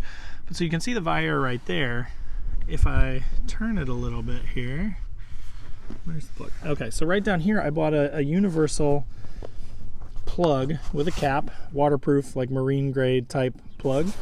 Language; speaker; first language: English; native; English